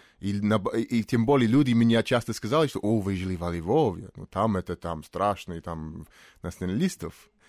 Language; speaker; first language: Russian; non-native, fluent; English